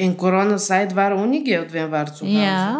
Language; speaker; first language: German; non-native, learner; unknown